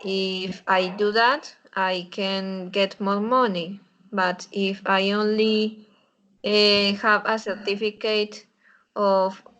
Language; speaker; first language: English; non-native, learner; Spanish